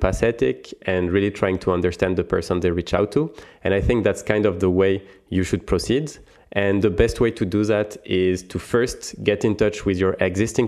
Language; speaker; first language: English; non-native, fluent; French